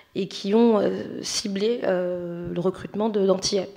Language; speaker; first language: French; native; French